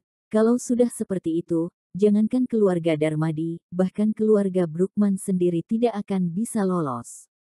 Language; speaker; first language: Indonesian; native; Indonesian